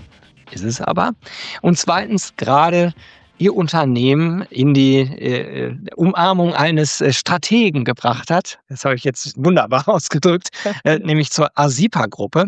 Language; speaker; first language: German; native; German